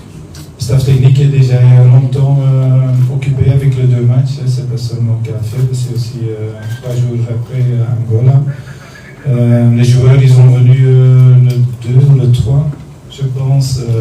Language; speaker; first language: French; non-native, learner; Dutch